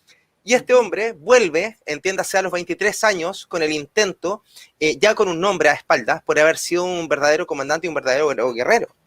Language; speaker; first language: Spanish; native; Spanish